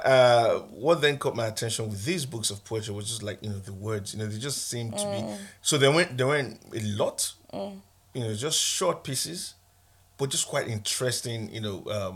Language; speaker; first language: English; non-native, local second language; Igbo